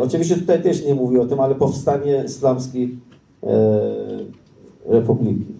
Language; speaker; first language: Polish; non-native, learner; Persian